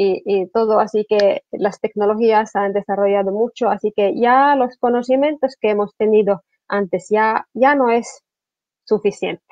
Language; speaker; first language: Spanish; non-native, fluent; Finnish